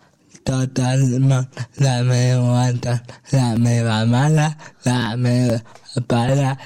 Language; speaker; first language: Catalan; non-native, local second language; Spanish